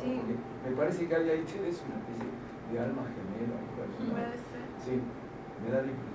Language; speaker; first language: Spanish; native; Spanish